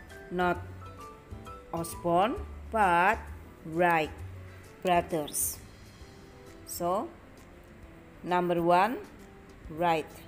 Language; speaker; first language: English; non-native, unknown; Indonesian